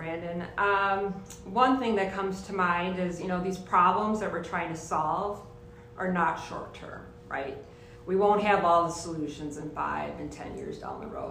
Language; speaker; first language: English; native; English